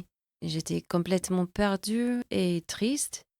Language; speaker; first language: French; non-native, fluent; English